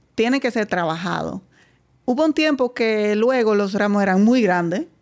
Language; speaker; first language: Spanish; non-native, fluent; Dutch